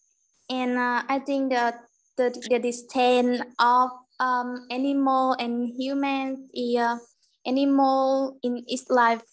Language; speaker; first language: English; non-native, learner; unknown